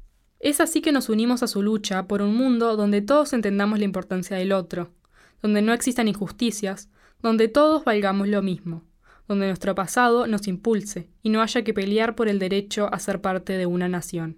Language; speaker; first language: Spanish; native; Spanish